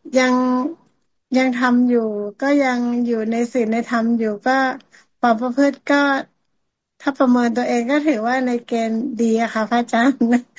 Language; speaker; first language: Thai; native; Thai